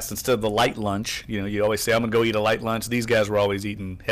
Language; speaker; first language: English; native; English